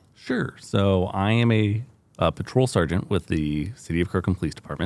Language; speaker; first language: English; native; English